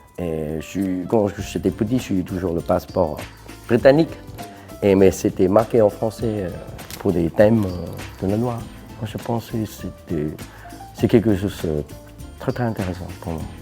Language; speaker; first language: French; non-native, fluent; Cantonese